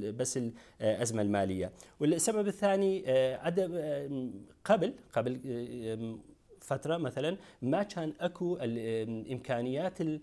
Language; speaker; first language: Arabic; non-native, local second language; Kurdish